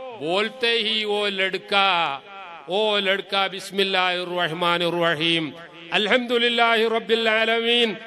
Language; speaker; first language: Hindi; non-native, local second language; Malayalam